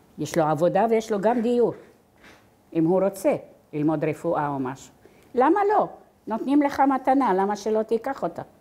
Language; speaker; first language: Hebrew; non-native, fluent; Arabic